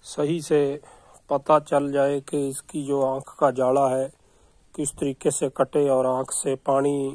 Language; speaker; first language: Hindi; non-native, local second language; Punjabi